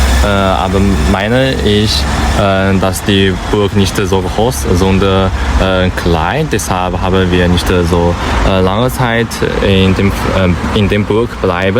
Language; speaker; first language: German; non-native, learner; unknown